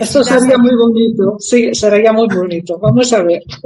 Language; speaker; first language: Spanish; non-native, fluent; Dutch